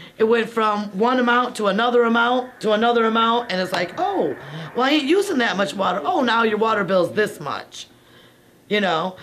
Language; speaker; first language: English; native; English